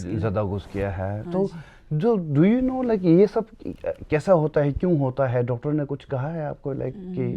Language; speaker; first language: Hindi; non-native, local second language; Tibetan